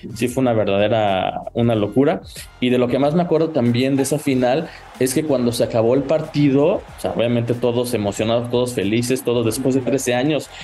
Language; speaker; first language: Spanish; native; Spanish